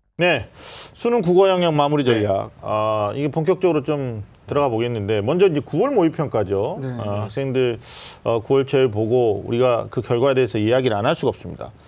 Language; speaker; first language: Korean; native; Korean